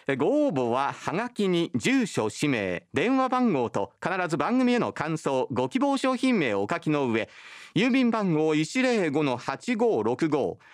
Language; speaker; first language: Japanese; native; Japanese